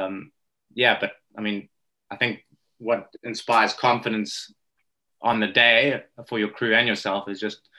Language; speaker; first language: English; native; English